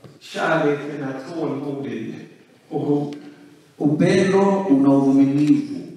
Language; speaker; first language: Swedish; non-native, fluent; Swahili